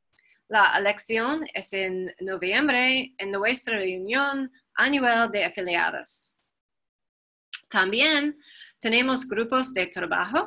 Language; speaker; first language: Spanish; non-native, fluent; English